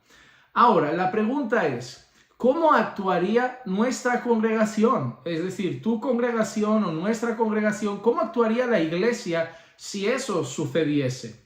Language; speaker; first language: Spanish; native; Spanish